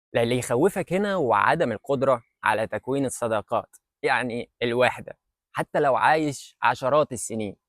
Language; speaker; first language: Egyptian Arabic; non-native, fluent; Russian